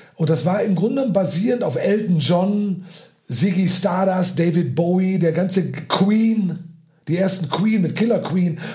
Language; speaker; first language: German; native; German